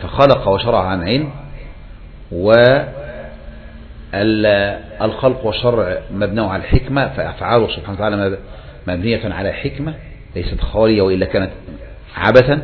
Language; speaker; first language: Arabic; native; Arabic